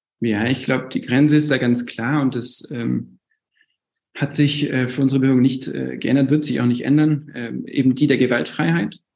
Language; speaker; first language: German; native; German